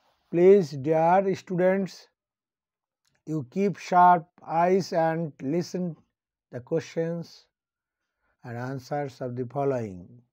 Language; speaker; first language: English; non-native, local second language; Bangla